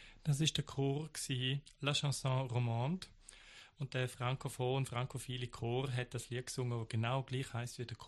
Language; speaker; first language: German; native; German